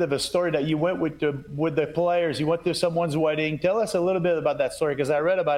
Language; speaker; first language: English; non-native, fluent; French